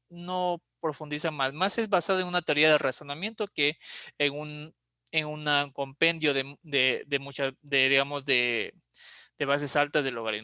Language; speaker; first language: Spanish; native; Spanish